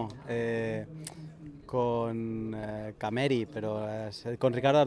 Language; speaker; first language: Spanish; native; Spanish